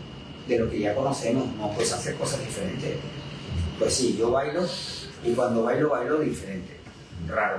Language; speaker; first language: Spanish; native; Spanish